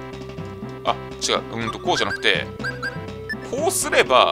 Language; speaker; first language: Japanese; native; Japanese